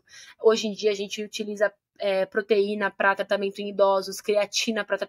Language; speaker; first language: Portuguese; native; Portuguese